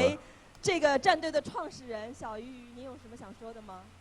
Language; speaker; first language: Chinese; native; Chinese